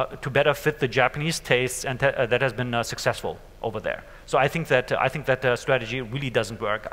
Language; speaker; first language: English; non-native, fluent; German